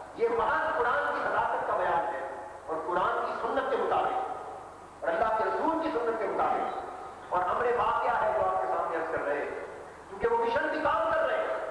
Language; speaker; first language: Urdu; non-native, local second language; Punjabi